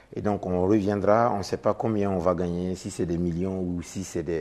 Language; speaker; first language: French; non-native, local second language; Mossi